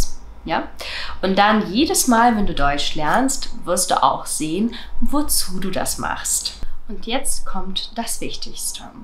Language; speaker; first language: German; non-native, fluent; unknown